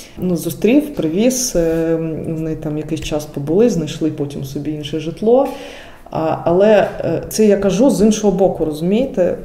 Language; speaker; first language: Ukrainian; non-native, local second language; Russian